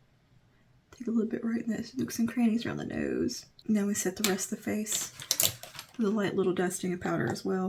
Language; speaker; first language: English; native; English